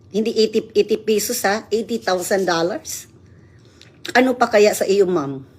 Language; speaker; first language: Filipino; non-native, local second language; Cebuano